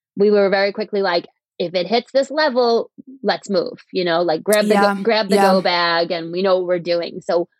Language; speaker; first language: English; native; English